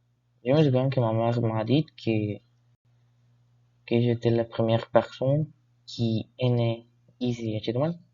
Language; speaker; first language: French; non-native, learner; Spanish